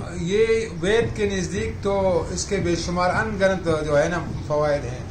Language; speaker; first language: Urdu; non-native, local second language; Pashto